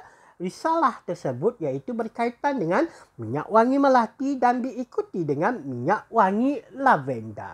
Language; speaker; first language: Malay; native; Malay